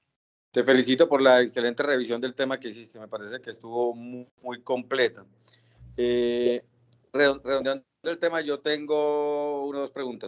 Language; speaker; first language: Spanish; native; Spanish